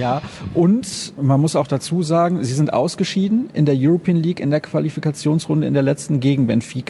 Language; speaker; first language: German; native; German